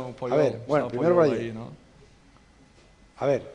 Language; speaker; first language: Spanish; native; Spanish